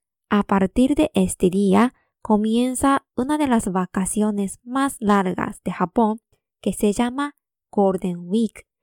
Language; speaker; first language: Spanish; non-native, fluent; Japanese